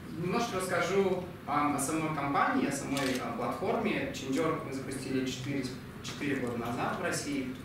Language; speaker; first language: Russian; native; Russian